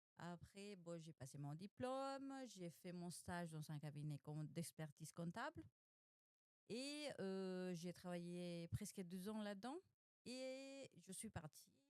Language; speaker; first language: French; non-native, fluent; Spanish